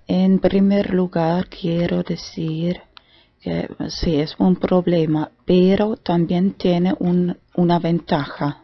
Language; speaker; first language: Spanish; non-native, fluent; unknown